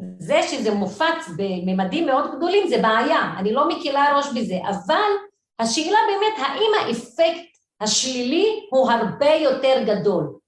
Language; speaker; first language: Hebrew; non-native, local second language; Arabic